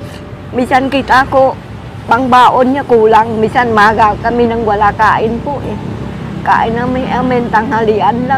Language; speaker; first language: Filipino; non-native, learner; Vietnamese